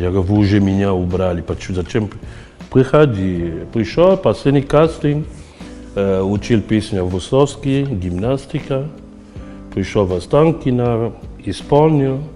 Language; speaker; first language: Russian; non-native, fluent; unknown